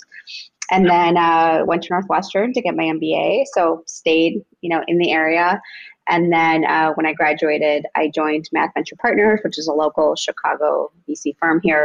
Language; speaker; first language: English; early bilingual, other home language; Spanish